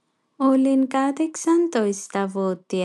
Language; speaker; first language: Finnish; non-native, learner; Nepali